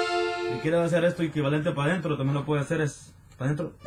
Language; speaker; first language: Spanish; native; Spanish